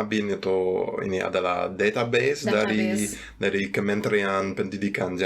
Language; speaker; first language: Indonesian; non-native, fluent; German